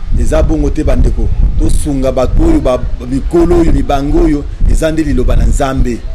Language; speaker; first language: Lingala; native; Lingala